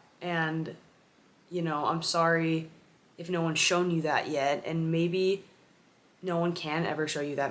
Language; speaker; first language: English; native; English